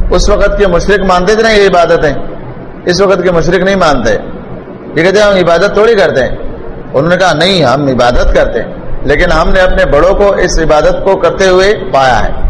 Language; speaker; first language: Urdu; non-native, local second language; Pashto